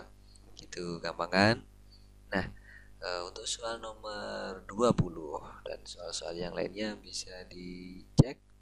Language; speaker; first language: Indonesian; native; Indonesian